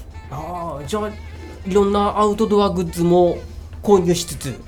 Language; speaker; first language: Japanese; native; Japanese